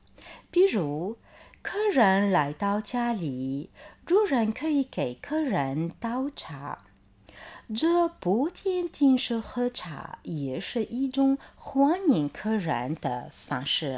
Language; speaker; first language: Chinese; non-native, fluent; Arabic